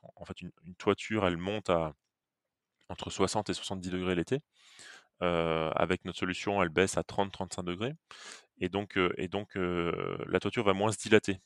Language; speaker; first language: French; native; French